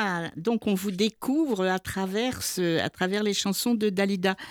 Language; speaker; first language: French; native; French